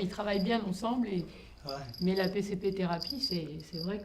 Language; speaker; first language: French; native; French